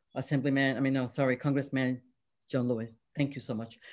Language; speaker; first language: English; non-native, local second language; Yoruba